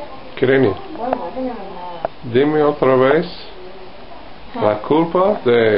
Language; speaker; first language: Spanish; non-native, learner; English